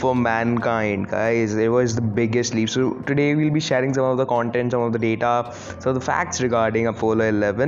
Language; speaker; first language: English; non-native, local second language; Hindi